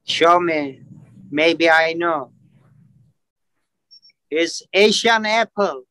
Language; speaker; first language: English; non-native, learner; Turkish